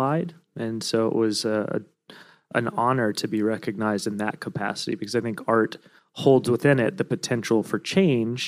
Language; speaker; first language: English; native; English